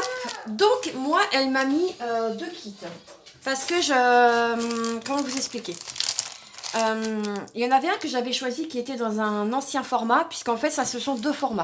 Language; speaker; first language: French; native; French